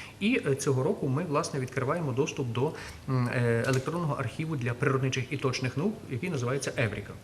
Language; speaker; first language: Ukrainian; native; Ukrainian